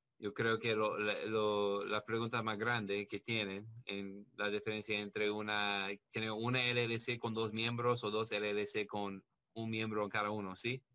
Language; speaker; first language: Spanish; non-native, learner; English